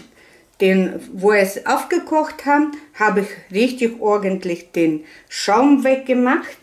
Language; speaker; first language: German; non-native, fluent; Russian